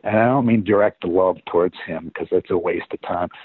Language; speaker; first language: English; native; English